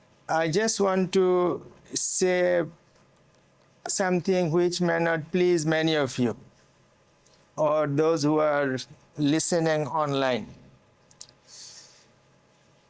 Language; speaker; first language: English; non-native, local second language; Bangla